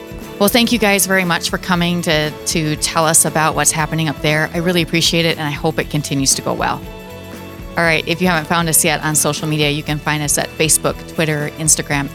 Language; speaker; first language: English; native; English